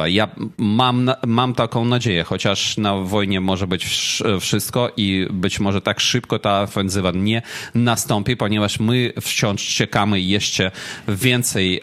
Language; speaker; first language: Polish; non-native, fluent; Ukrainian